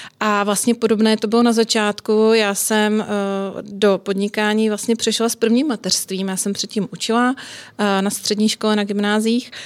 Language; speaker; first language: Czech; native; Czech